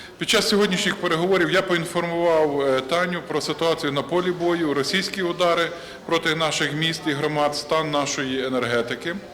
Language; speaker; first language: Ukrainian; native; Ukrainian